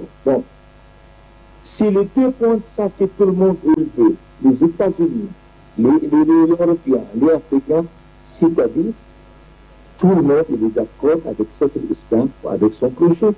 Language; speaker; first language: French; non-native, learner; Arabic